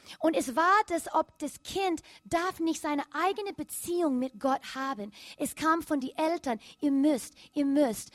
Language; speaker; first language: German; non-native, fluent; English